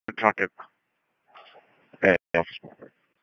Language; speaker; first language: English; native; English